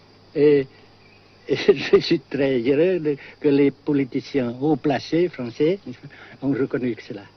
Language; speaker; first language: French; non-native, fluent; Vietnamese